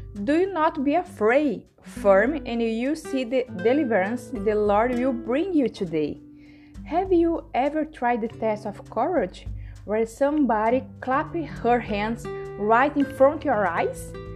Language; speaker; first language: English; non-native, learner; Portuguese